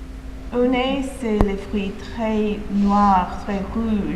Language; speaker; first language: French; non-native, fluent; English